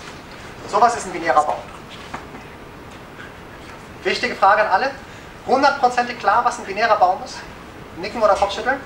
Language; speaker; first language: German; native; German